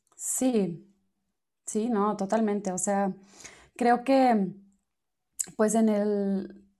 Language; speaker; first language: Spanish; non-native, fluent; German